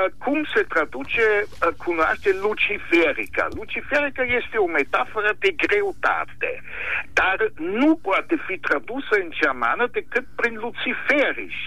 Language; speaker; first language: Romanian; non-native, fluent; German